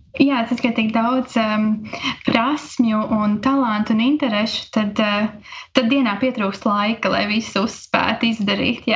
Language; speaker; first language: Latvian; native; Latvian